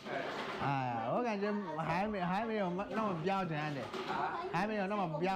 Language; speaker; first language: Chinese; non-native, fluent; English